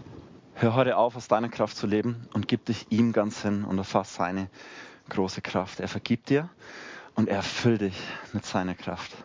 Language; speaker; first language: German; native; German